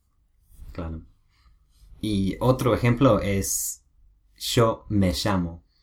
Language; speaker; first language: Spanish; non-native, learner; English